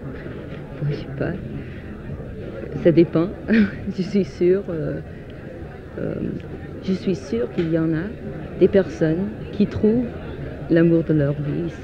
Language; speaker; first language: French; non-native, fluent; English